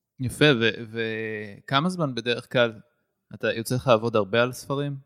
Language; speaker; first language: Hebrew; native; Hebrew